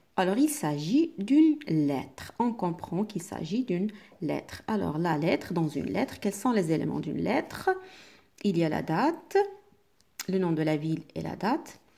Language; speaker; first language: French; non-native, local second language; Arabic